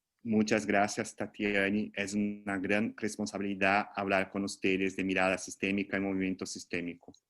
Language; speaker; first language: Spanish; non-native, fluent; Portuguese